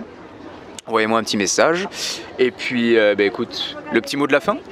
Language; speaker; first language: French; native; French